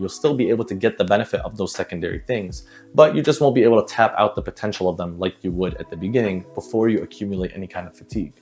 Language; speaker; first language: English; native; English